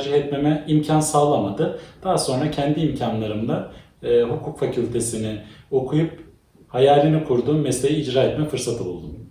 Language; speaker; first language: Turkish; native; Turkish